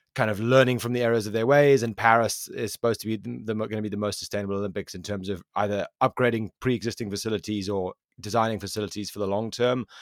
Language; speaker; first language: English; native; English